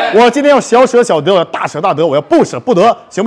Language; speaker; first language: Chinese; native; Chinese